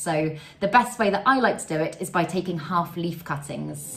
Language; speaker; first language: English; native; English